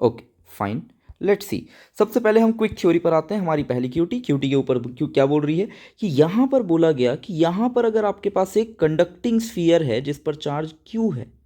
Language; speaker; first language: Hindi; native; Hindi